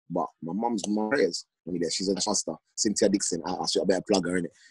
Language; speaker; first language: English; native; English